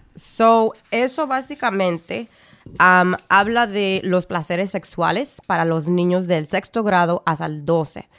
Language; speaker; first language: Spanish; early bilingual, heritage; Spanish